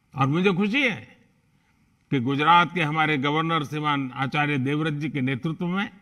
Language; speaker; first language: Hindi; non-native, local second language; Gujarati